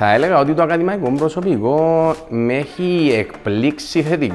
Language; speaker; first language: Greek; native; Greek